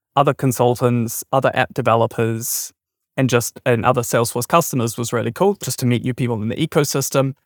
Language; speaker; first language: English; native; English